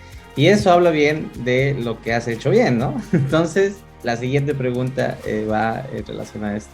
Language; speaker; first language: Spanish; native; Spanish